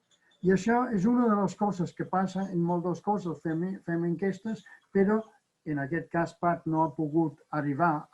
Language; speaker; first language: Catalan; non-native, fluent; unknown